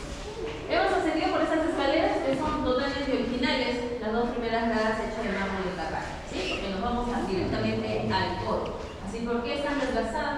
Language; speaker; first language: Spanish; native; Spanish